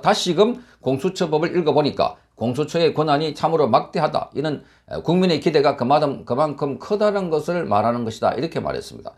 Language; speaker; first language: Korean; native; Korean